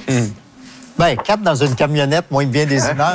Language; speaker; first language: French; native; French